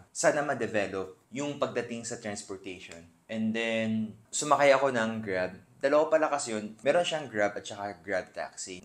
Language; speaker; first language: Filipino; non-native, fluent; Korean